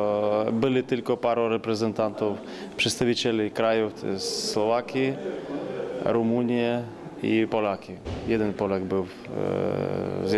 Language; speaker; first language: Polish; non-native, learner; Ukrainian